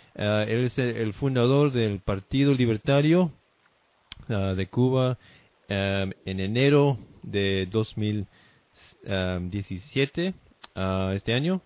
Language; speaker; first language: Spanish; non-native, fluent; English